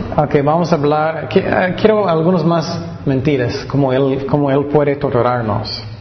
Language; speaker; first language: Spanish; non-native, fluent; English